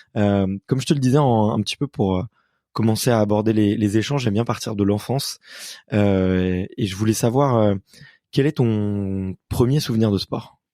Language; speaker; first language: French; native; French